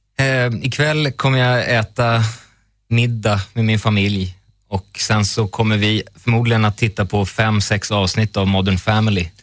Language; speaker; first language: Swedish; native; Swedish